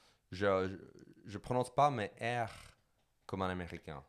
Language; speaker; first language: French; non-native, fluent; English